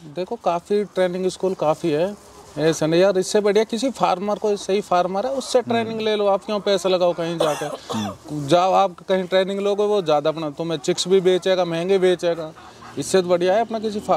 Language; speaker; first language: Hindi; native; Hindi